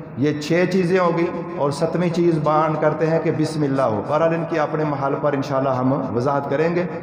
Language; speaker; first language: Urdu; non-native, local second language; Punjabi